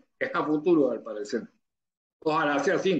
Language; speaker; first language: Spanish; native; Spanish